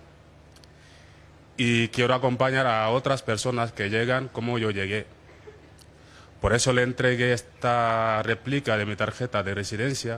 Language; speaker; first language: Spanish; non-native, fluent; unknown